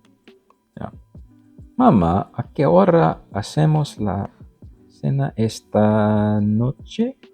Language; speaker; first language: Spanish; non-native, learner; English